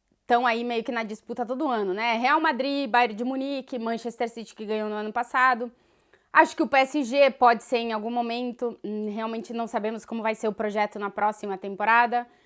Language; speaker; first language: Portuguese; native; Portuguese